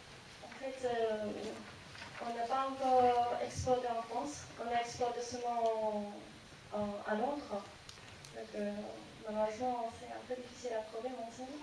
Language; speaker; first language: French; non-native, fluent; Japanese